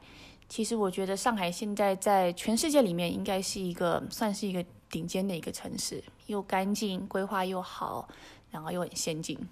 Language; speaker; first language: Chinese; early bilingual, heritage; Chinese